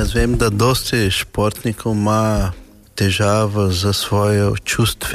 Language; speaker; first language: Slovenian; non-native, learner; Portuguese